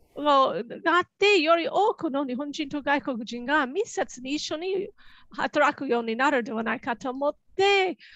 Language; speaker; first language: Japanese; non-native, fluent; English